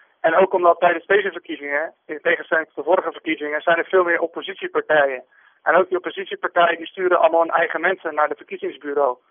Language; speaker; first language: Dutch; native; Dutch